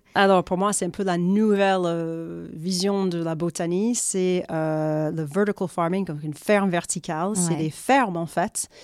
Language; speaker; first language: French; non-native, fluent; English